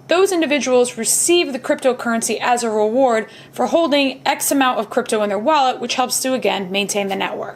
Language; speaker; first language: English; native; English